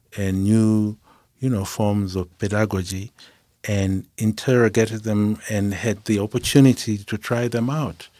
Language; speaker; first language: English; non-native, local second language; Shona